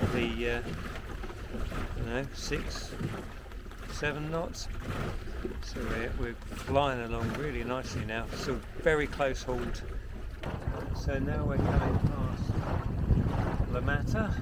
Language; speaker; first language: English; native; English